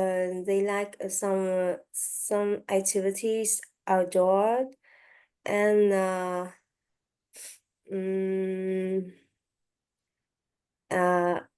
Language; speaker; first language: English; non-native, learner; French